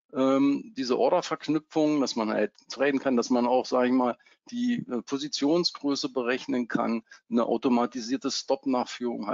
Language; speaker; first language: German; native; German